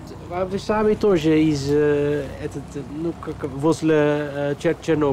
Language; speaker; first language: Russian; non-native, fluent; Dutch